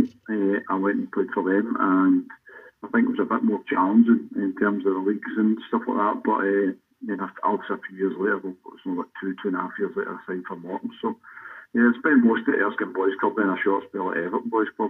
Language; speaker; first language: English; native; English